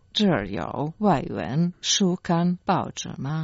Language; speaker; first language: Chinese; non-native, fluent; Croatian